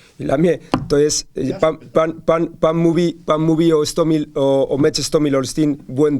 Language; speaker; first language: Polish; non-native, learner; Spanish